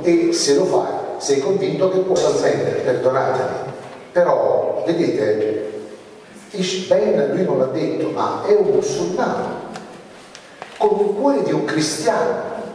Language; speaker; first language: Italian; native; Italian